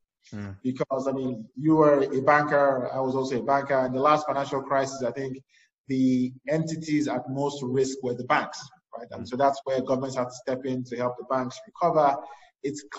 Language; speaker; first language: English; non-native, local second language; Yoruba